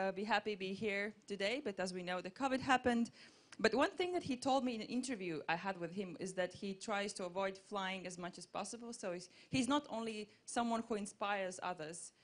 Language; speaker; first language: English; non-native, fluent; Latvian